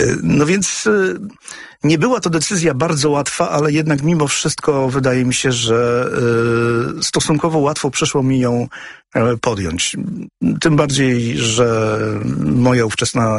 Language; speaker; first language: Polish; native; Polish